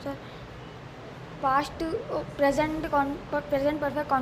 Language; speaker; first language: English; non-native, learner; Hindi